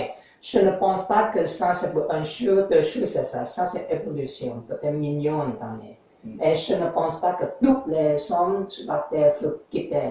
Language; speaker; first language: French; non-native, learner; English